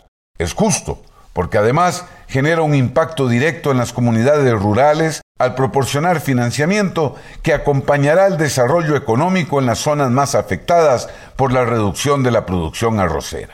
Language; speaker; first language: Spanish; native; Spanish